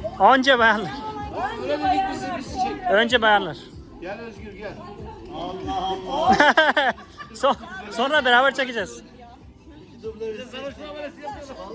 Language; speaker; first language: Turkish; non-native, fluent; Hindi